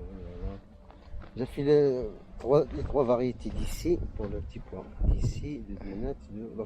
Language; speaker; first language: French; non-native, learner; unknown